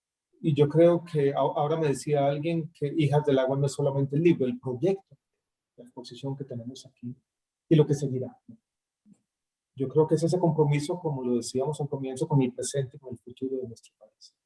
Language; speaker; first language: Spanish; native; Spanish